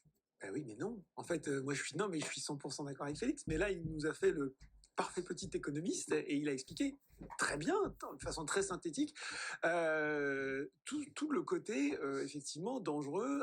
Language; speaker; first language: French; native; French